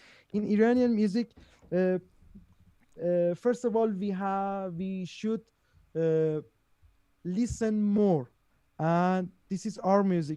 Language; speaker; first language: English; non-native, learner; Persian